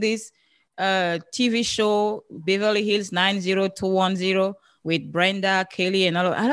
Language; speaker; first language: English; non-native, local second language; French